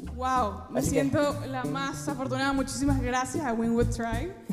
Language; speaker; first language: Spanish; native; Spanish